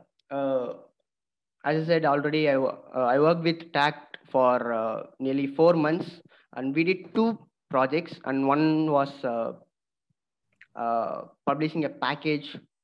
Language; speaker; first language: English; non-native, local second language; Tamil